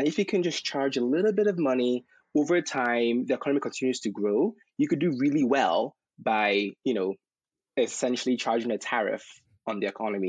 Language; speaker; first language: English; non-native, local second language; Yoruba